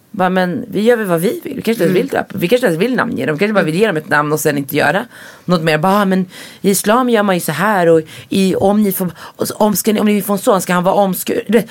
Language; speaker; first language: Swedish; early bilingual, other home language; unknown